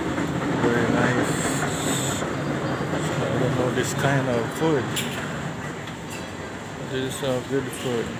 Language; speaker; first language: English; non-native, local second language; Filipino